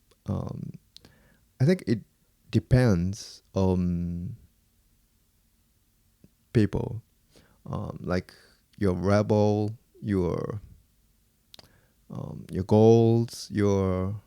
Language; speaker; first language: English; non-native, fluent; Japanese